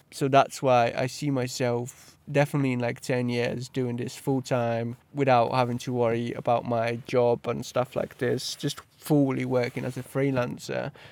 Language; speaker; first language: English; early bilingual, other home language; Polish